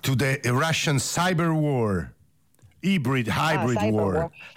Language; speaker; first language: English; non-native, fluent; Italian